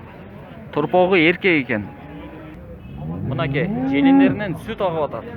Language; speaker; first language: Kyrgyz; native; Kyrgyz